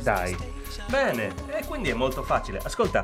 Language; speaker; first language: Italian; native; Italian